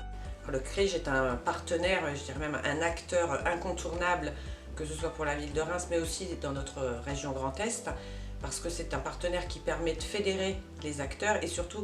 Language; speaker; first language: French; native; French